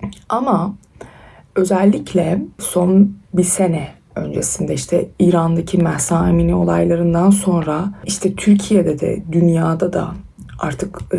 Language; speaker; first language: Turkish; early bilingual, other home language; Persian